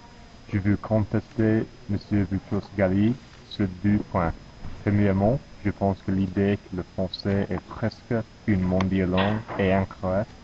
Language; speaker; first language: French; non-native, learner; English